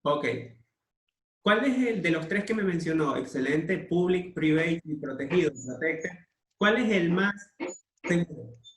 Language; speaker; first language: Spanish; native; Spanish